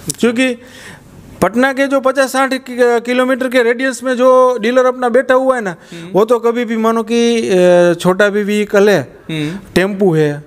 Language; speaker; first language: Hindi; native; Hindi